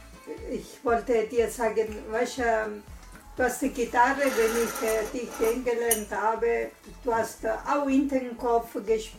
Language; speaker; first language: German; non-native, learner; Italian